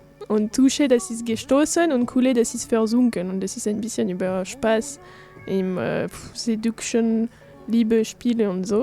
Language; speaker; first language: German; non-native, fluent; French